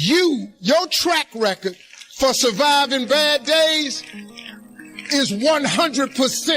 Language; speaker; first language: English; native; English